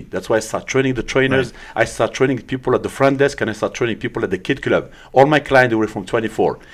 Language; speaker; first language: English; early bilingual, other home language; Arabic